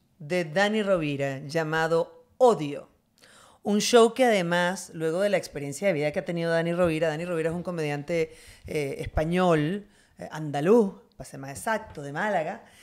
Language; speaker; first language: Spanish; native; Spanish